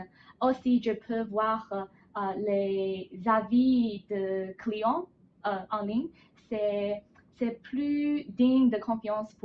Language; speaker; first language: French; non-native, learner; Chinese